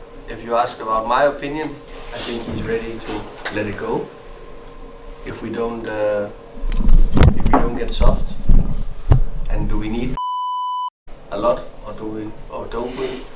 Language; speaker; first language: English; non-native, fluent; Danish